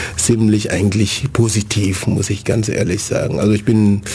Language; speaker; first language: German; non-native, fluent; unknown